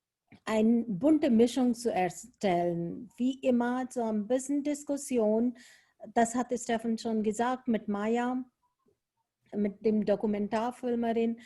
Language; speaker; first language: German; non-native, fluent; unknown